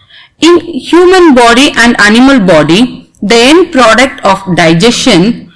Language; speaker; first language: English; non-native, local second language; Tamil